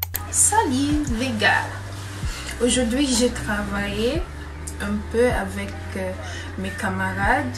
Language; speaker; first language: French; non-native, learner; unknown